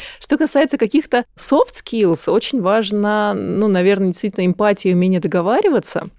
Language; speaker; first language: Russian; native; Russian